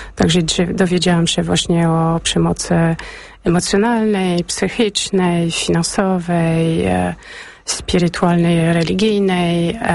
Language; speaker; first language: Polish; early bilingual, heritage; Polish